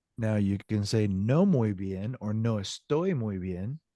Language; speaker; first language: Spanish; non-native, fluent; English